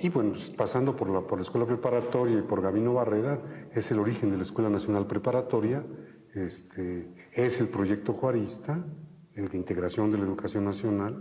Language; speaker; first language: Spanish; native; Spanish